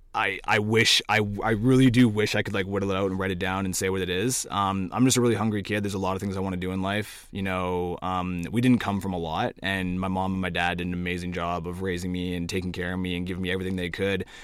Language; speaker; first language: English; native; English